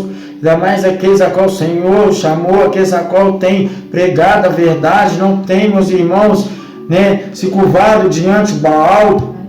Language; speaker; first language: Portuguese; native; Portuguese